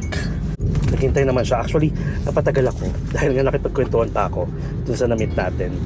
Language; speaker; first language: Filipino; native; Filipino